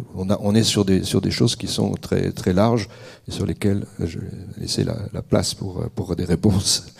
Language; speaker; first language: French; native; French